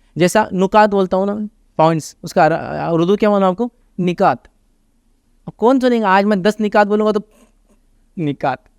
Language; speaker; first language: Urdu; native; Urdu